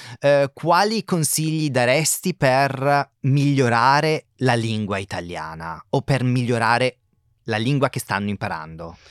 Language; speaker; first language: Italian; native; Italian